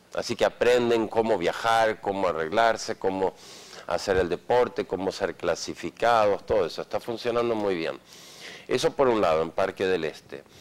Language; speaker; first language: Spanish; non-native, fluent; Swedish